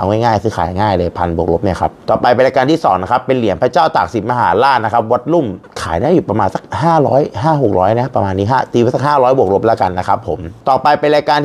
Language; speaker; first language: Thai; native; Thai